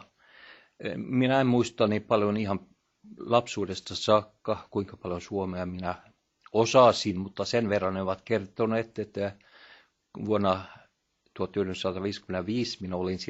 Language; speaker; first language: Finnish; early bilingual, heritage; Norwegian